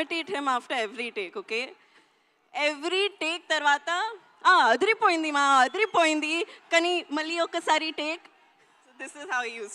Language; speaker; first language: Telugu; non-native, learner; Hindi